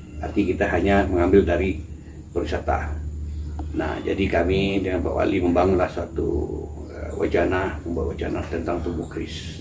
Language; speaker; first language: Indonesian; non-native, local second language; Minangkabau